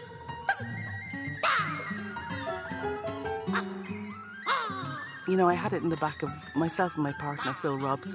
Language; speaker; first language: English; native; English